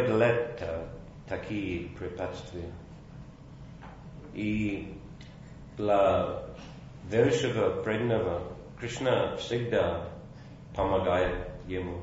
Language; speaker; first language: Russian; non-native, fluent; English